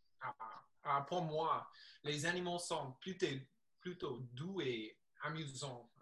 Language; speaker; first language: French; non-native, learner; English